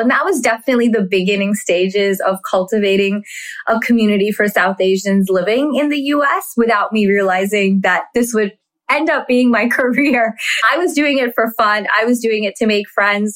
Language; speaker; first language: English; early bilingual, other home language; Hindi